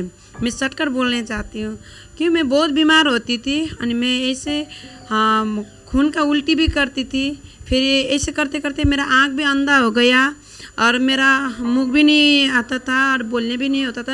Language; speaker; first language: Hindi; non-native, local second language; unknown